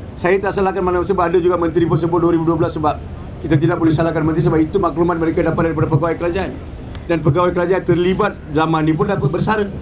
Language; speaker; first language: Malay; non-native, local second language; Tamil